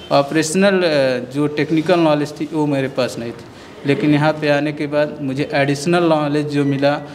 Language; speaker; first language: Hindi; native; Hindi